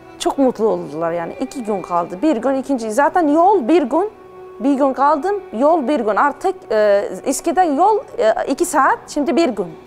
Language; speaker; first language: Turkish; non-native, learner; Arabic